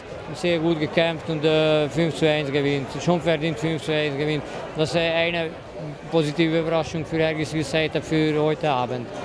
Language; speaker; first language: German; non-native, learner; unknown